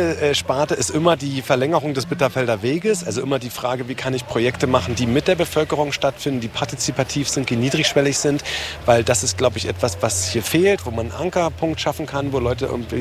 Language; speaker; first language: German; native; German